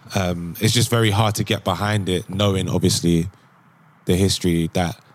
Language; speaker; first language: English; native; English